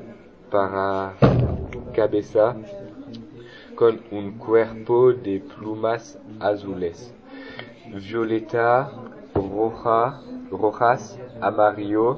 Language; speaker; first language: Spanish; non-native, learner; French